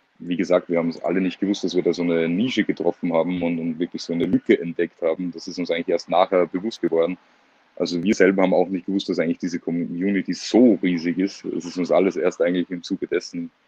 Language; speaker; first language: German; native; German